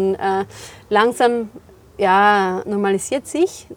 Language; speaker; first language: German; non-native, fluent; Spanish